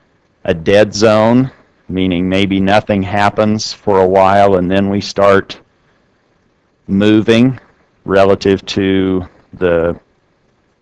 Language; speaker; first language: English; native; English